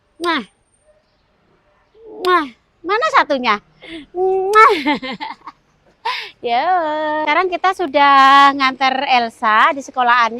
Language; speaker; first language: Indonesian; native; Indonesian